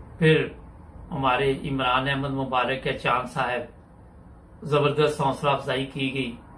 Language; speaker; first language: Urdu; non-native, local second language; Punjabi